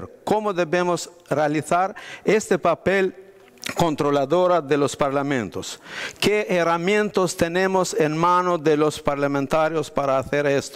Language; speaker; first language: Spanish; non-native, fluent; Albanian